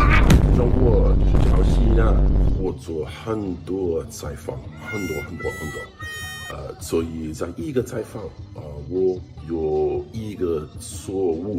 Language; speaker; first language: Chinese; non-native, learner; English